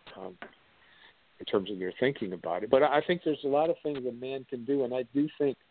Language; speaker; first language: English; native; English